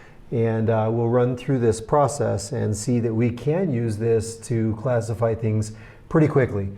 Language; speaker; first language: English; native; English